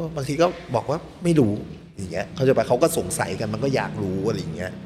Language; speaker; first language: Thai; native; Thai